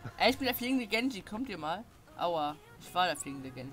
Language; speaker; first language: German; native; German